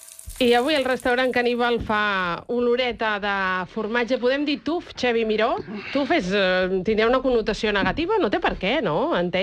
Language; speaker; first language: Catalan; native; Catalan